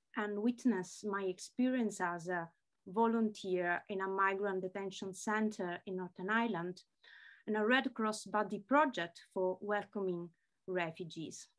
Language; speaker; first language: English; non-native, fluent; Italian